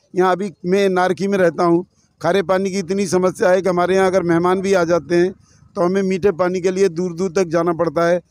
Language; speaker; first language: Hindi; native; Hindi